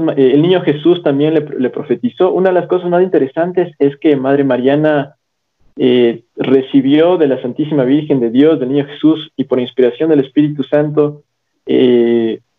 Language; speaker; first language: Spanish; native; Spanish